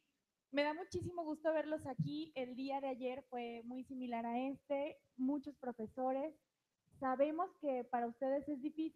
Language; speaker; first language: Spanish; native; Spanish